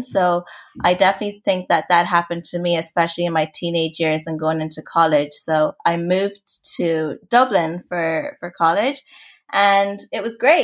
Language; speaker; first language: English; native; English